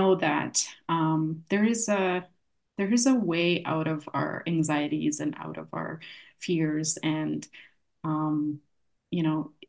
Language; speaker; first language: English; non-native, fluent; Polish